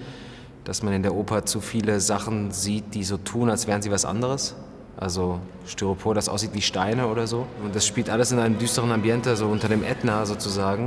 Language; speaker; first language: German; native; German